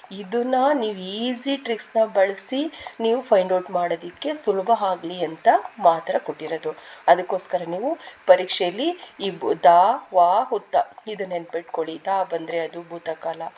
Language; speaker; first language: Kannada; native; Kannada